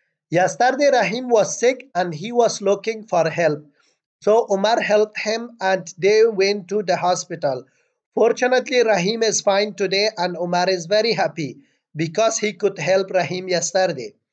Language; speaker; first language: English; non-native, fluent; Persian